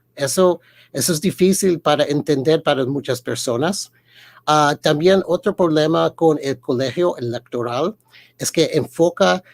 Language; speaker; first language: Spanish; early bilingual, heritage; Spanish